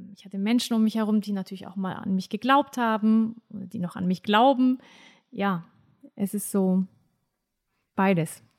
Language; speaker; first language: German; early bilingual, other home language; Turkish